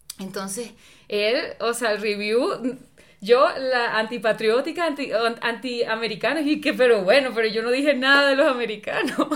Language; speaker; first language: Spanish; native; Spanish